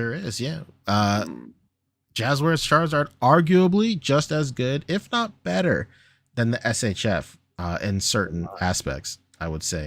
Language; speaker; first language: English; native; English